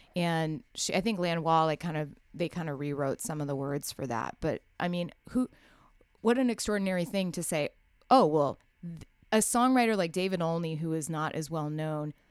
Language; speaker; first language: English; native; English